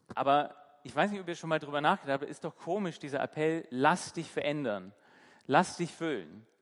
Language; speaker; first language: German; native; German